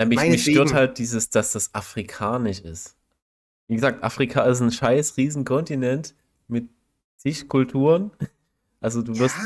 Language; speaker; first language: German; native; German